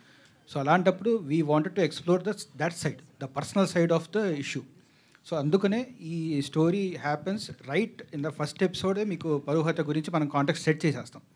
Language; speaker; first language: Telugu; native; Telugu